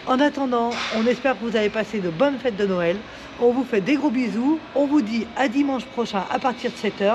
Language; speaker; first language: French; native; French